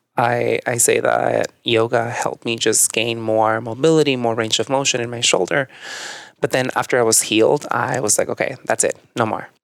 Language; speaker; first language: English; early bilingual, other home language; Spanish